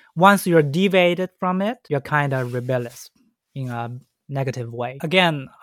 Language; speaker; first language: English; non-native, fluent; Chinese